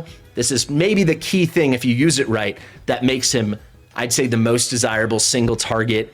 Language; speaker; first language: English; native; English